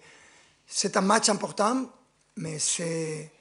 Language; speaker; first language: French; non-native, fluent; Spanish